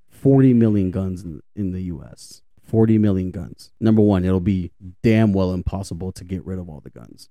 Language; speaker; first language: English; native; English